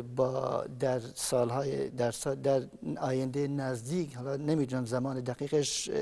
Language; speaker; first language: Persian; non-native, local second language; Kurdish